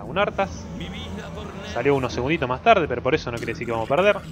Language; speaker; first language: Spanish; native; Spanish